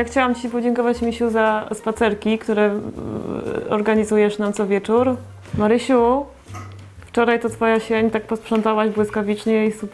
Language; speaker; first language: Polish; native; Polish